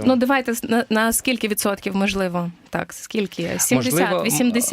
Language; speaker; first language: Ukrainian; native; Ukrainian